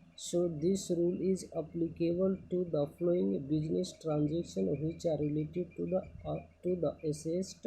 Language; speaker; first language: English; non-native, local second language; Nepali